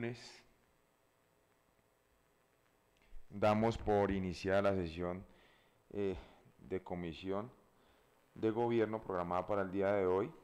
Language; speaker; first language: Spanish; native; Spanish